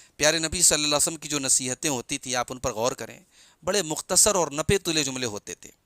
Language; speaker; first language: Urdu; native; Urdu